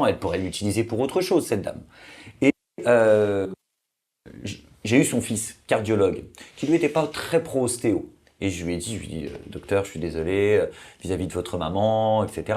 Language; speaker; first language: French; native; French